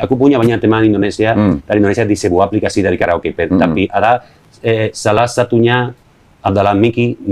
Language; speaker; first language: Indonesian; non-native, learner; Spanish